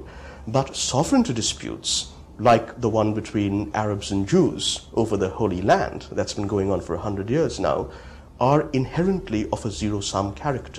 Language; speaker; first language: English; non-native, local second language; Bangla